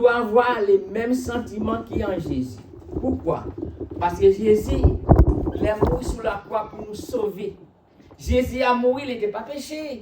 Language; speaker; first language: French; non-native, local second language; Haitian Creole